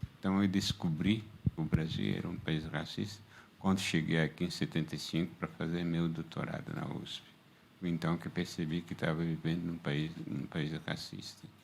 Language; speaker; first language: Portuguese; non-native, fluent; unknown